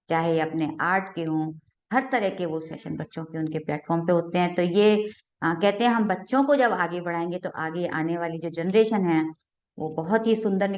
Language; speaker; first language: Hindi; native; Hindi